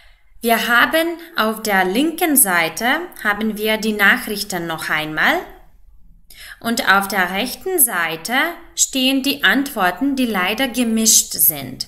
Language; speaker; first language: German; non-native, fluent; Macedonian